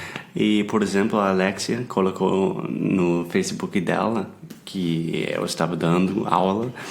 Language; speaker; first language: Portuguese; non-native, fluent; English